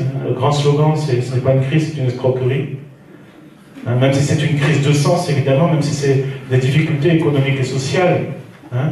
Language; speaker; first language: French; native; French